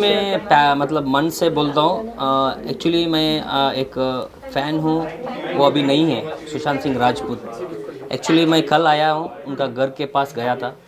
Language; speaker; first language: Hindi; non-native, local second language; Kannada